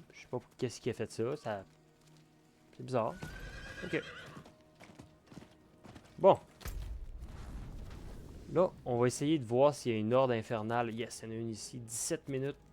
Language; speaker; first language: French; native; French